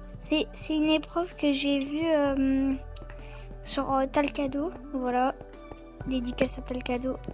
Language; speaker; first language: French; native; French